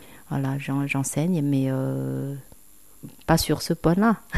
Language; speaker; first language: French; non-native, fluent; Chinese